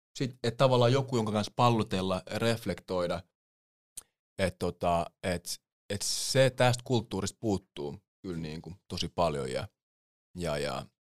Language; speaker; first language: Finnish; early bilingual, other home language; English